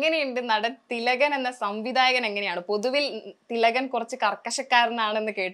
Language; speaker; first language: Malayalam; native; Malayalam